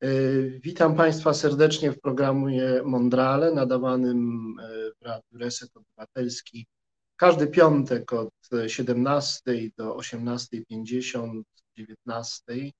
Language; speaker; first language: Polish; native; Polish